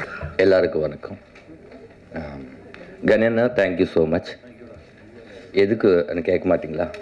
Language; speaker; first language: Tamil; non-native, learner; Telugu